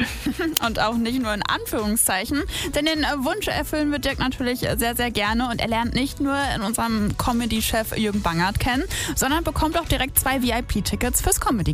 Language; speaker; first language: German; native; German